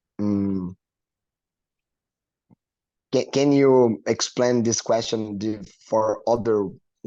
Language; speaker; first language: English; non-native, learner; Portuguese